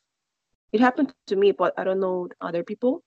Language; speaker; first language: English; non-native, learner; Korean